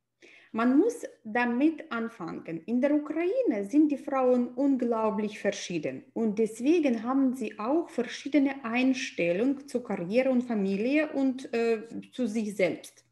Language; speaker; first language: German; non-native, fluent; Russian